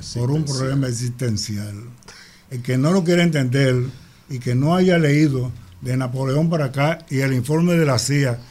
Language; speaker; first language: Spanish; native; Spanish